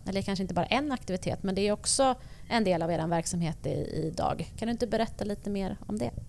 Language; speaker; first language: Swedish; native; Swedish